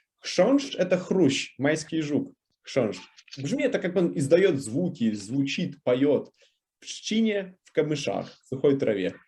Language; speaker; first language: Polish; non-native, fluent; Russian